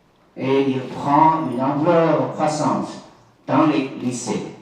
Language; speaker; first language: French; non-native, fluent; Chinese